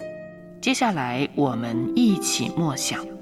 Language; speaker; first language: Chinese; native; Chinese